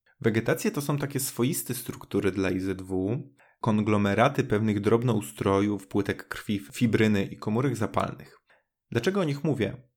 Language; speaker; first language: Polish; native; Polish